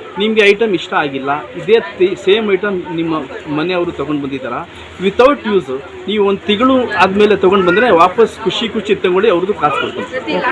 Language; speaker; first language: Kannada; non-native, local second language; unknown